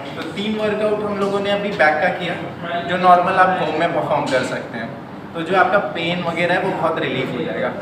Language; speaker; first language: Hindi; native; Hindi